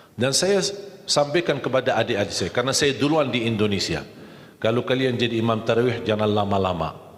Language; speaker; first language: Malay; non-native, fluent; Arabic